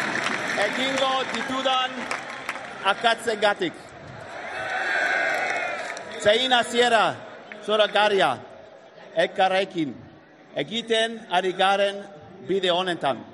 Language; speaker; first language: Basque; non-native, learner; English